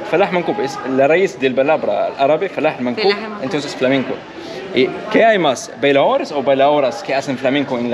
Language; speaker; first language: Spanish; non-native, learner; Arabic